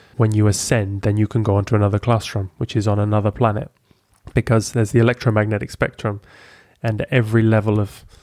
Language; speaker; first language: English; native; English